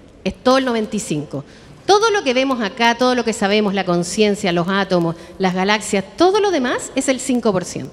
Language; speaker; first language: Spanish; native; Spanish